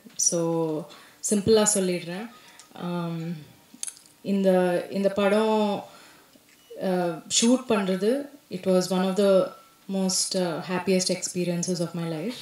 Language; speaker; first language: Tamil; non-native, local second language; Malayalam